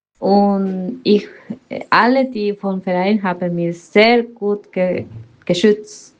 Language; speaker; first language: German; non-native, learner; Spanish